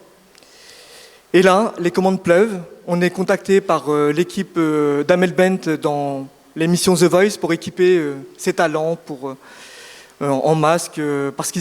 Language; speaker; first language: French; native; French